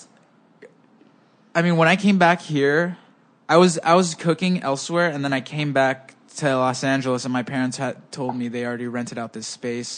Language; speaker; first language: English; early bilingual, other home language; Spanish